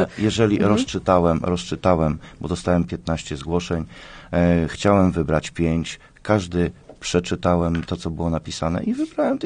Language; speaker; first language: Polish; native; Polish